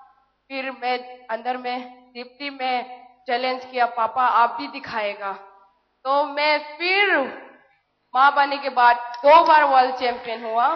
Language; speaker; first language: Hindi; non-native, local second language; Manipuri